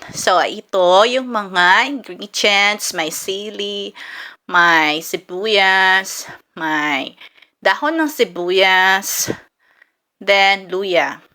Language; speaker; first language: Filipino; non-native, local second language; Cebuano